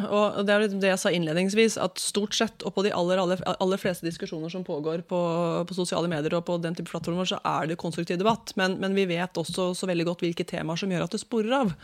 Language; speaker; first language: Norwegian; native; Norwegian